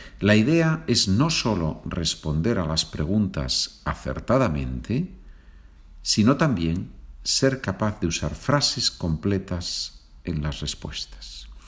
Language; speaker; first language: Spanish; native; Spanish